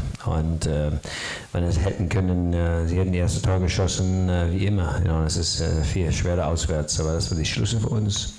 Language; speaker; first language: German; non-native, fluent; English